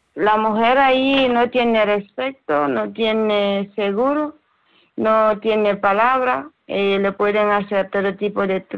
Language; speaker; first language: Spanish; non-native, learner; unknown